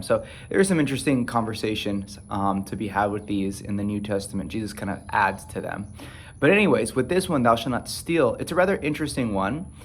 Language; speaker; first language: English; native; English